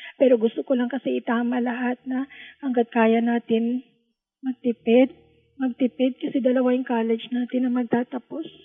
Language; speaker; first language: Filipino; non-native, local second language; Hiligaynon